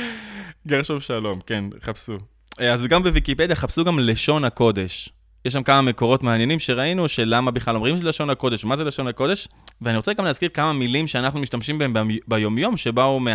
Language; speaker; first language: Hebrew; native; Hebrew